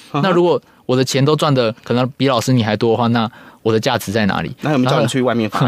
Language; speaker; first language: Chinese; native; Chinese